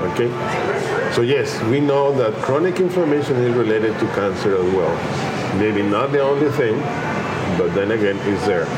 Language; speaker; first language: English; non-native, fluent; Spanish